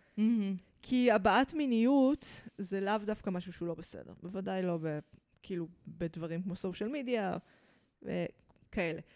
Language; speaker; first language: Hebrew; early bilingual, other home language; English